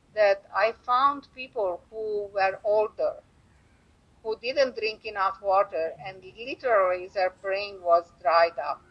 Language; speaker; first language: English; non-native, fluent; Romanian